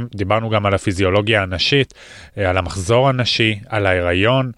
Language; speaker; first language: Hebrew; native; Hebrew